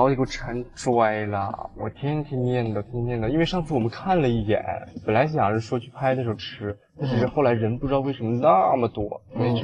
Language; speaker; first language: Chinese; native; Chinese